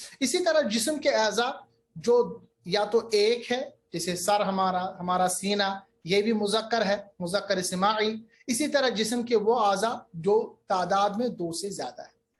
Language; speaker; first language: Urdu; native; Urdu